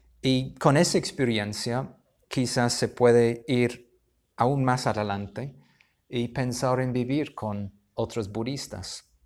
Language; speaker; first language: Spanish; non-native, fluent; English